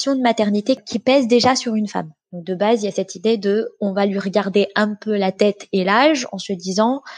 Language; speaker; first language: French; native; French